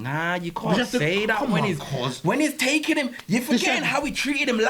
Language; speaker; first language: English; native; English